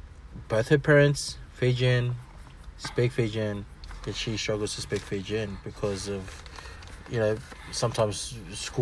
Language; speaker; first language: English; non-native, local second language; Fijian